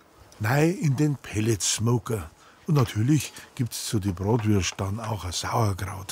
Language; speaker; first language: German; native; German